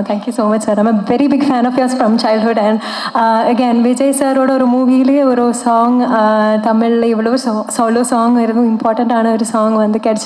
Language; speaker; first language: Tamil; non-native, learner; Malayalam